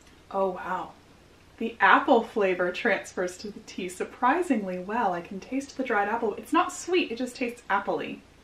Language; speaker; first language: English; native; English